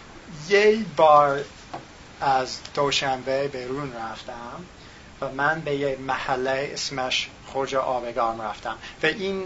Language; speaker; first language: Persian; non-native, learner; English